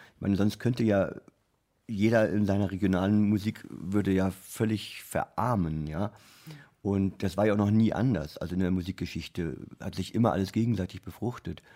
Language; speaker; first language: German; native; German